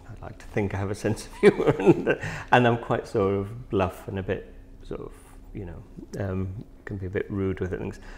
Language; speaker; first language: English; native; English